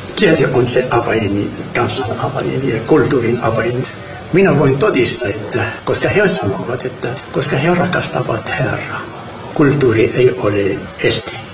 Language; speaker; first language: Finnish; non-native, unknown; Arabic